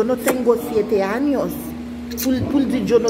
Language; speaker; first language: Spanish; non-native, learner; Haitian Creole